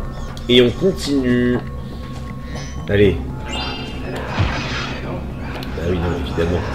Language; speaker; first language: French; native; French